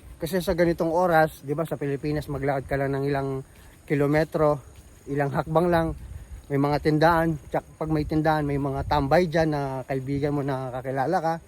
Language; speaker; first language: Filipino; non-native, local second language; Pampanga